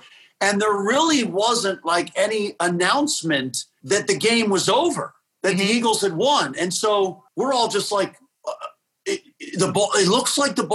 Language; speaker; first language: English; native; English